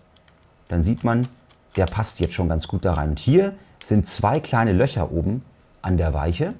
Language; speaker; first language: German; native; German